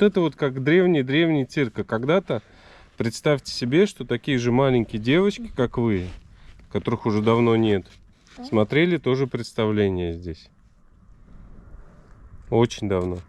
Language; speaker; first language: Russian; native; Russian